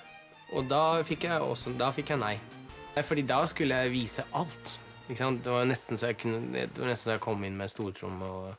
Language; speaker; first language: Norwegian; early bilingual, other home language; Russian